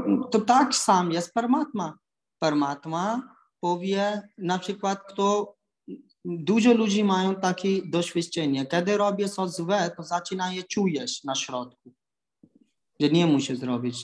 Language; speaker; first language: Polish; non-native, learner; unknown